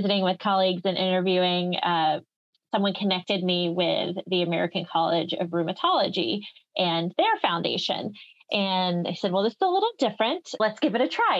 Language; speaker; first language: English; native; English